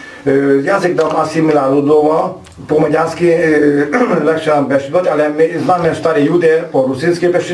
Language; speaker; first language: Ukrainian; early bilingual, heritage; Hungarian